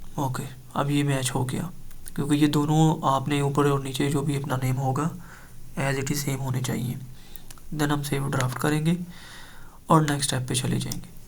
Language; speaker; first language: Urdu; non-native, local second language; Punjabi